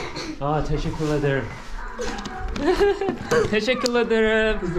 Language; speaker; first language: Turkish; non-native, learner; Korean